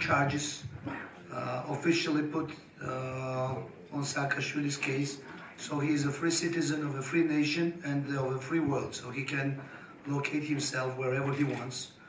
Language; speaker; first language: English; non-native, fluent; Georgian